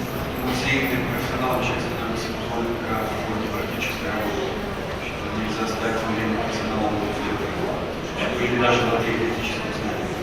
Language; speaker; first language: Russian; native; Russian